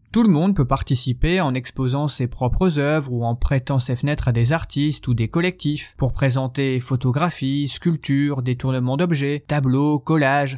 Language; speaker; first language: French; native; French